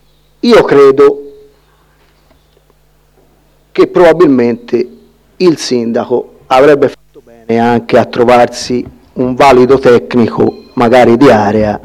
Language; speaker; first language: Italian; native; Italian